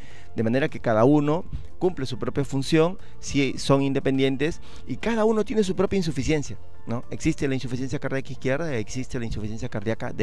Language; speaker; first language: Spanish; native; Spanish